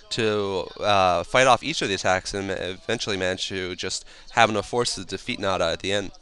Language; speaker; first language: English; native; English